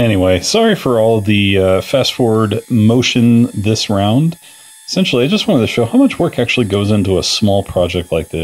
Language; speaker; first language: English; native; English